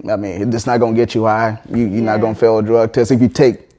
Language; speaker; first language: English; early bilingual, other home language; Akan